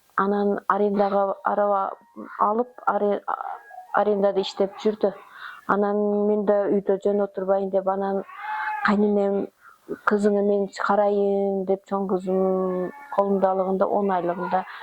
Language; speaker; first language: Kyrgyz; non-native, local second language; Uzbek